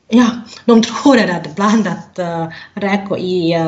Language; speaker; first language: Swedish; non-native, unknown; Thai